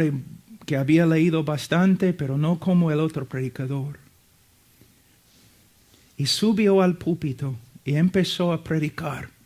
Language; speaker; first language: Spanish; non-native, fluent; English